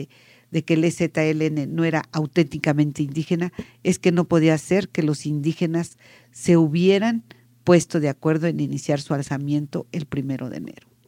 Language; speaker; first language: Spanish; native; Spanish